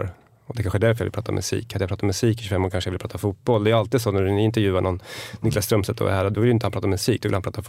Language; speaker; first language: Swedish; native; Swedish